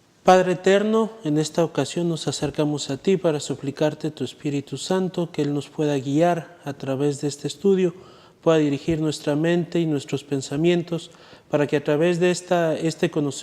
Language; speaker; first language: Spanish; native; Spanish